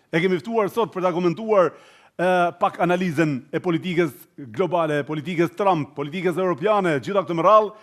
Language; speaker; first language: Albanian; native; Albanian